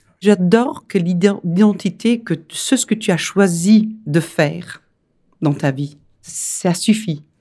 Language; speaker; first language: French; non-native, fluent; Danish